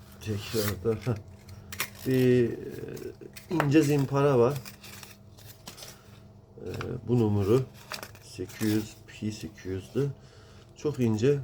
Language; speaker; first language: Turkish; non-native, learner; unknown